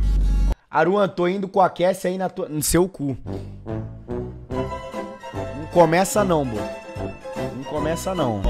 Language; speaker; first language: Portuguese; native; Portuguese